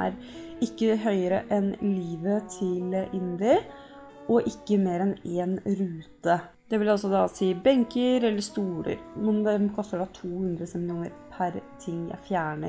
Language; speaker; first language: Norwegian; native; Norwegian